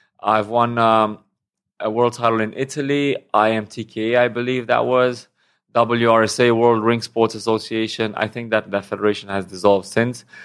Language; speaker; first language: English; non-native, fluent; Romanian